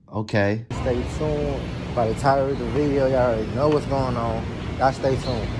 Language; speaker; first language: English; native; English